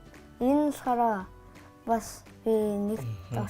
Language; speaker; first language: Mongolian; early bilingual, heritage; Mongolian